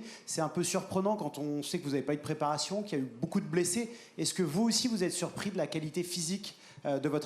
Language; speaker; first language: French; native; French